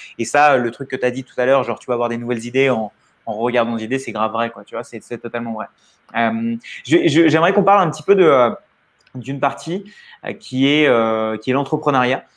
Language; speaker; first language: French; native; French